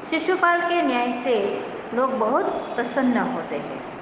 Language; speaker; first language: Hindi; non-native, local second language; Gujarati